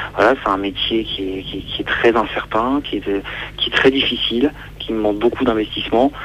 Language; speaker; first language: French; native; French